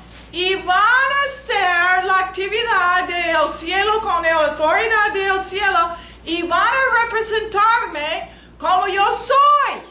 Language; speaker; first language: Spanish; non-native, learner; English